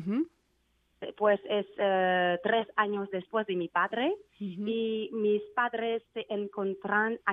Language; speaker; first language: Spanish; non-native, learner; Vietnamese